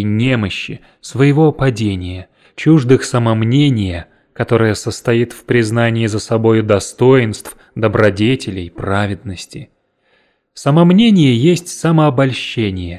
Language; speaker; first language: Russian; native; Russian